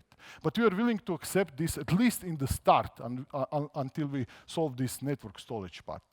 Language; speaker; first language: English; non-native, fluent; Croatian